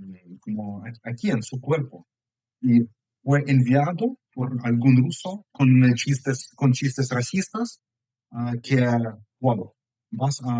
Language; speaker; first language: Spanish; non-native, fluent; Ukrainian